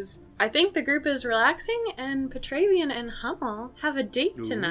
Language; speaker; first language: English; native; English